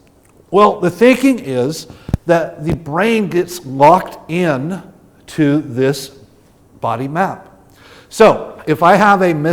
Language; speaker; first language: English; native; English